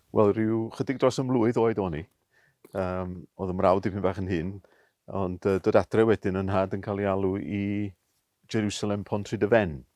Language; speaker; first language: Welsh; native; Welsh